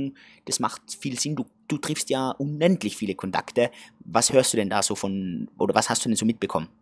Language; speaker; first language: German; native; German